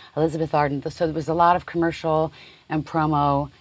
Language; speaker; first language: English; native; English